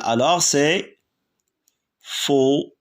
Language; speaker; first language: French; non-native, local second language; Arabic